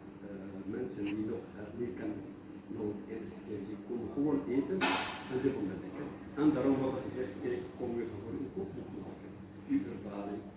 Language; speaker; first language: Dutch; non-native, learner; Kurdish